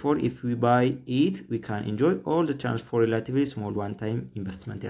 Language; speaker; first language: English; non-native, local second language; Amharic